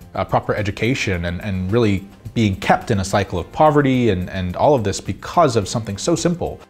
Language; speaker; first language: English; native; English